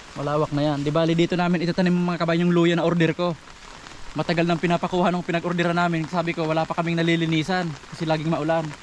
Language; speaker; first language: Filipino; non-native, local second language; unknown